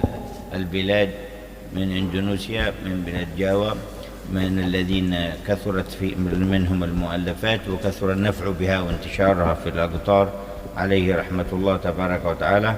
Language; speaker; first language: Arabic; native; Arabic